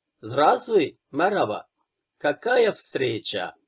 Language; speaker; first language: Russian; non-native, fluent; Turkish